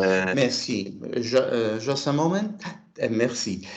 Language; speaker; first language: French; non-native, learner; Italian